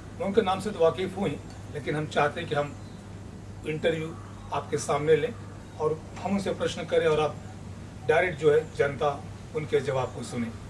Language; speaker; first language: Hindi; native; Hindi